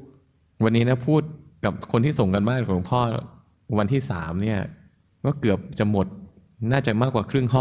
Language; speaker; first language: Thai; native; Thai